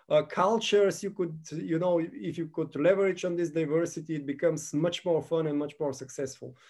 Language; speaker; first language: English; non-native, fluent; Bulgarian